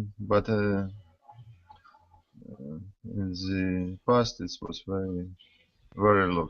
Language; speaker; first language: English; non-native, learner; Russian